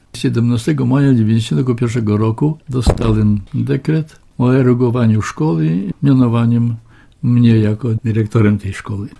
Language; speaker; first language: Polish; non-native, local second language; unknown